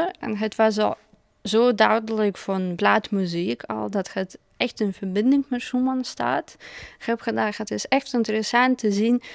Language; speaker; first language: Dutch; non-native, fluent; Russian